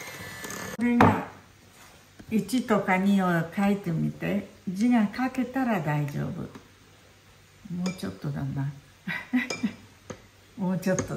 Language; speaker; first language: Japanese; early bilingual, heritage; Japanese